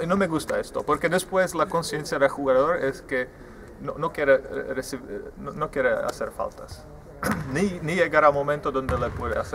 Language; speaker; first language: Spanish; non-native, fluent; Czech